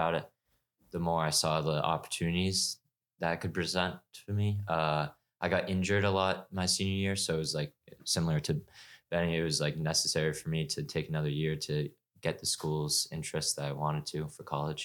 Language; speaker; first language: English; native; English